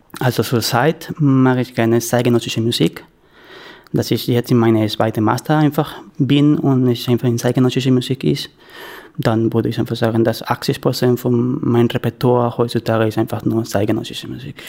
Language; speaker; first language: German; non-native, learner; Spanish